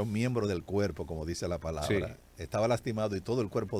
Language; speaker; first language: Spanish; native; Spanish